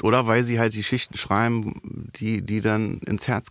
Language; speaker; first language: German; native; German